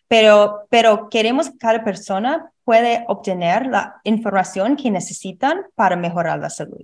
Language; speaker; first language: Spanish; non-native, learner; English